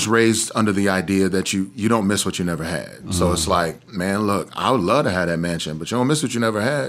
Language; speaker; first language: English; native; English